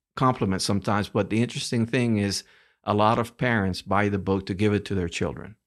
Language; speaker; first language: English; early bilingual, other home language; Spanish